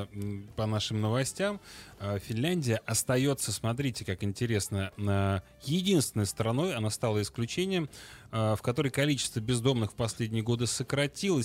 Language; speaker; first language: Russian; native; Russian